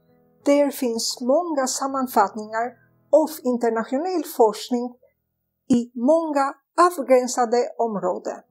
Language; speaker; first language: Swedish; non-native, fluent; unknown